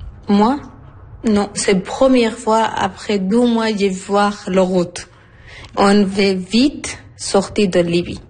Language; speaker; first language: French; non-native, learner; Arabic